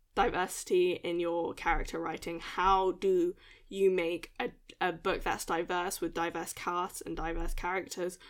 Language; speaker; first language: English; early bilingual, other home language; Malay